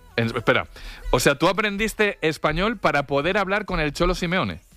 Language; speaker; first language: Spanish; native; Spanish